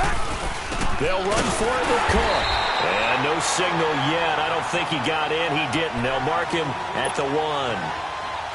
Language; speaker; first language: English; native; English